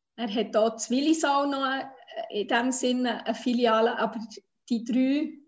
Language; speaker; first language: German; non-native, fluent; Swiss German